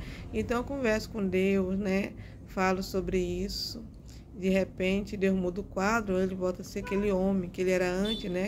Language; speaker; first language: Portuguese; native; Portuguese